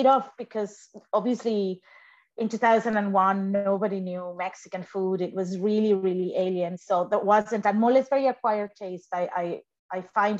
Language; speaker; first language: English; non-native, fluent; Spanish